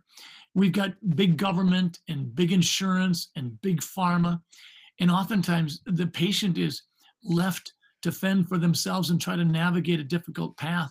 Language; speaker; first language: English; native; English